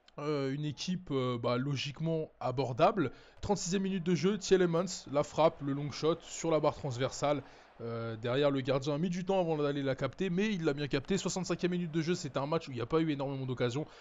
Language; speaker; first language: French; native; French